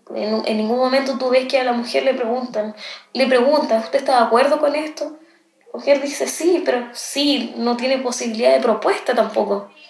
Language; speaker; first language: Spanish; native; Spanish